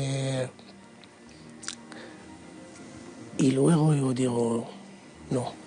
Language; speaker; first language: Spanish; non-native, learner; Arabic